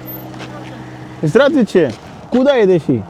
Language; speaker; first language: Russian; non-native, learner; Hindi